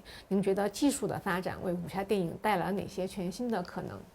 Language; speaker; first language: Chinese; native; Chinese